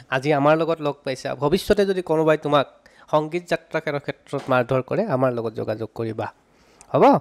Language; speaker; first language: Assamese; native; Assamese